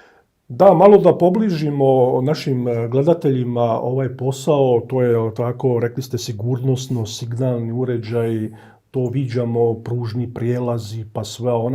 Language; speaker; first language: Bosnian; native; Bosnian